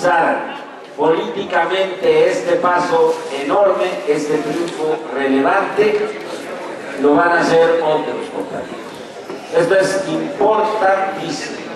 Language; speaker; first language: Spanish; native; Spanish